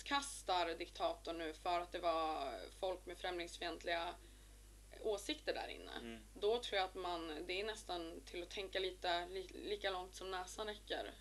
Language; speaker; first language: Swedish; native; Swedish